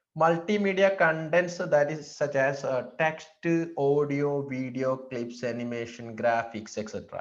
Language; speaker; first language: English; non-native, local second language; Malayalam